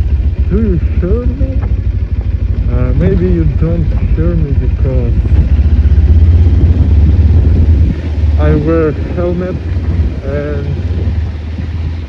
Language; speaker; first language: English; non-native, learner; Russian